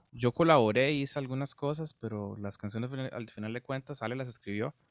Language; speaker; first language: Spanish; native; Spanish